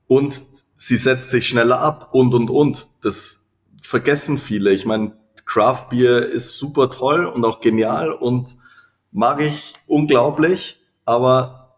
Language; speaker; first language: German; native; German